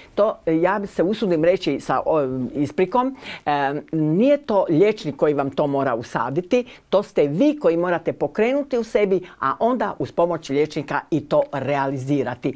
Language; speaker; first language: Croatian; native; Croatian